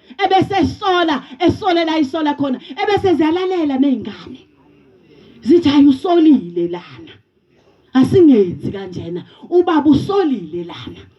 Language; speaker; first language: Zulu; native; Zulu